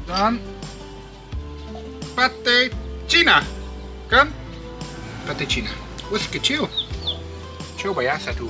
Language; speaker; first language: Indonesian; non-native, learner; Dutch